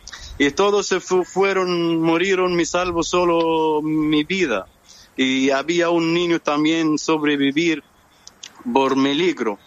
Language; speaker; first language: Spanish; non-native, fluent; Arabic